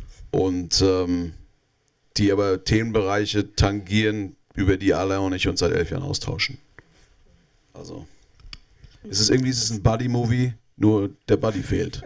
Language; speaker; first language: German; native; German